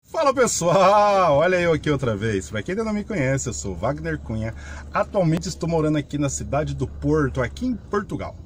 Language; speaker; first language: Portuguese; native; Portuguese